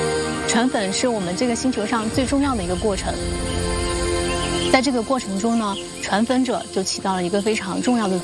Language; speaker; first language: Chinese; native; Chinese